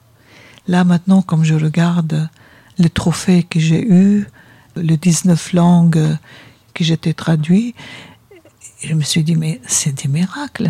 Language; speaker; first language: French; non-native, fluent; Arabic